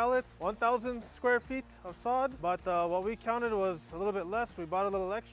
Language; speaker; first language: English; native; English